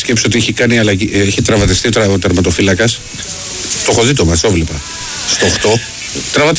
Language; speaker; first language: Greek; native; Greek